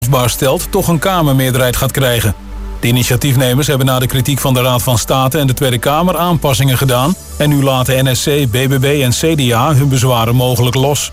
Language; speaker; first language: Dutch; native; Dutch